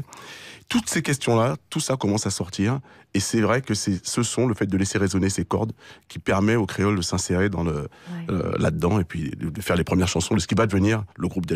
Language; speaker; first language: French; native; French